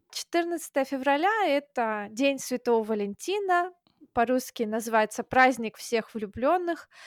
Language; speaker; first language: Russian; native; Russian